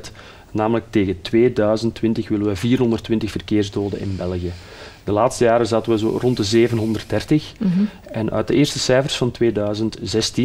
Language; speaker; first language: Dutch; native; Dutch